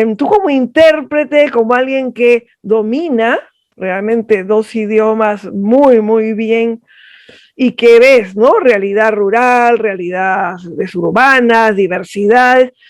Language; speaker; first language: Spanish; native; Spanish